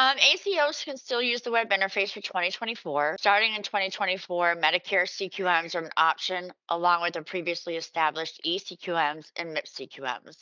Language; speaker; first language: English; native; English